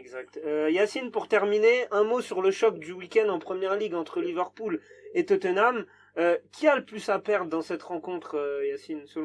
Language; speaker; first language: French; native; French